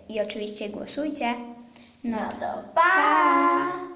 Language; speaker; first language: Polish; early bilingual, heritage; Polish